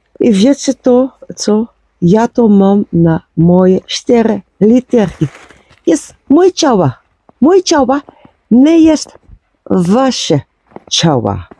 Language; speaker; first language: Polish; non-native, learner; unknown